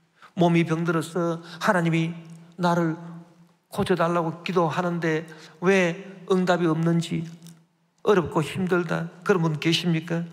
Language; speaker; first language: Korean; native; Korean